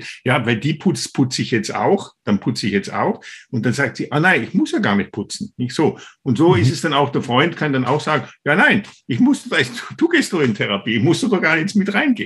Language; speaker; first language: German; native; German